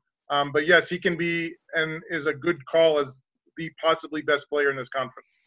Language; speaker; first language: English; native; English